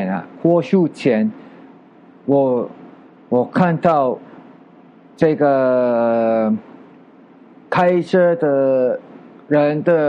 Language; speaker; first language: Chinese; non-native, learner; Filipino